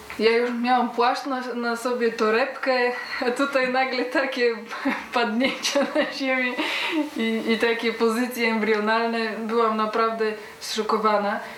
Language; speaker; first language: Polish; early bilingual, heritage; Polish